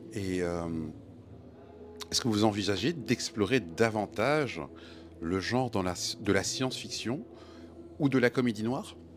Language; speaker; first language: French; native; French